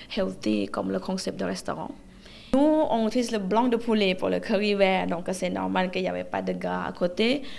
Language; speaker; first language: French; non-native, learner; Thai